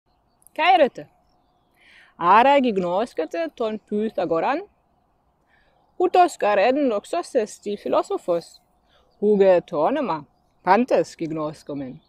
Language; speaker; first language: Greek; non-native, fluent; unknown